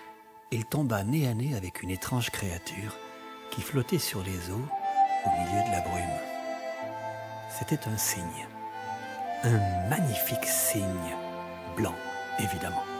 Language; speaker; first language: French; native; French